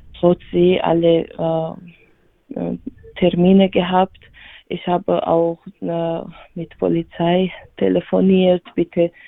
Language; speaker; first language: German; non-native, learner; Georgian